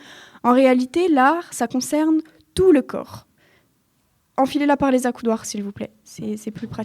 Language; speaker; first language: French; native; French